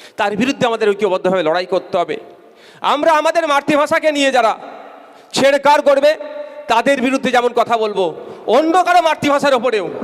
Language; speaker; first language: Bangla; native; Bangla